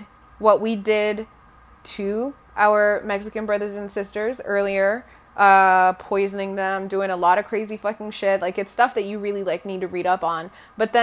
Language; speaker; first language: English; non-native, local second language; Bemba